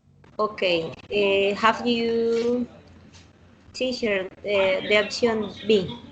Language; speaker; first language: English; non-native, learner; Spanish